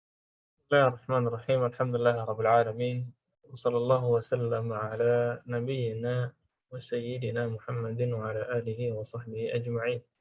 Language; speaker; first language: Arabic; non-native, fluent; Indonesian